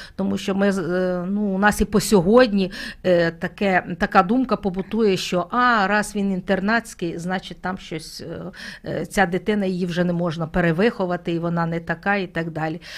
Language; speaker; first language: Ukrainian; native; Ukrainian